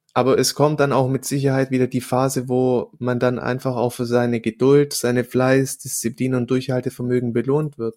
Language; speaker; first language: German; native; German